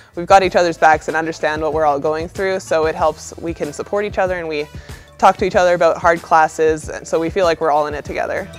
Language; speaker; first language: English; native; English